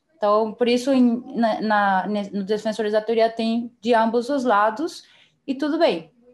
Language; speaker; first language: Portuguese; non-native, fluent; Spanish